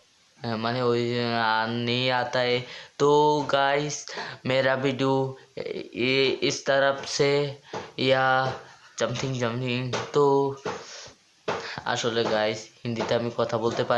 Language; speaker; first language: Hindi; non-native, learner; Bangla